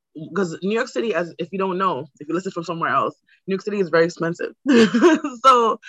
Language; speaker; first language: English; native; English